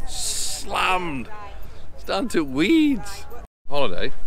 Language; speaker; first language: English; native; English